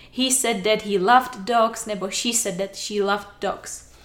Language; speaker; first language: English; non-native, fluent; Czech